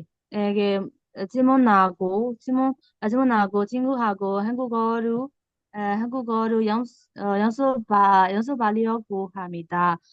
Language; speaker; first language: Korean; non-native, learner; Burmese